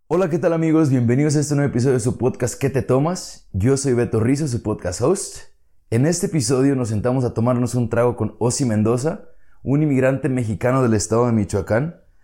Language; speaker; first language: Spanish; native; Spanish